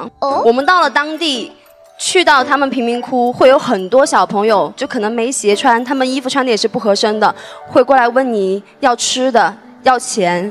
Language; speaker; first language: Chinese; native; Chinese